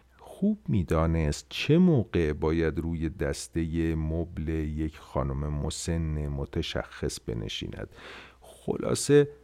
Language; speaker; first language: Persian; native; Persian